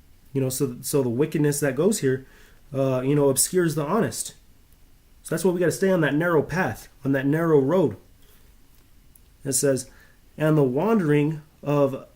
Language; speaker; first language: English; native; English